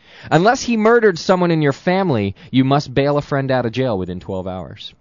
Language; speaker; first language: English; native; English